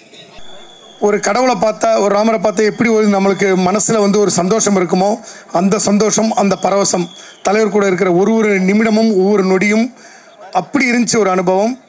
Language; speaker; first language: Tamil; native; Tamil